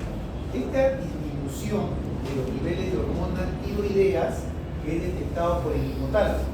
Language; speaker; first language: Spanish; native; Spanish